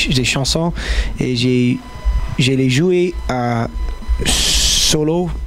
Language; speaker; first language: French; non-native, learner; English